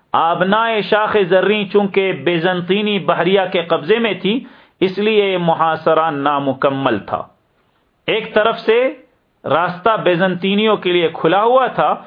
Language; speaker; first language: Urdu; native; Urdu